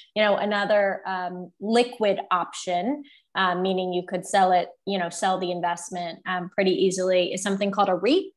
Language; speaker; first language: English; native; English